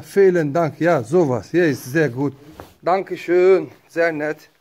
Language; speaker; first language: German; non-native, learner; Arabic